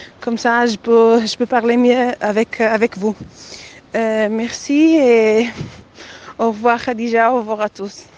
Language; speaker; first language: French; non-native, learner; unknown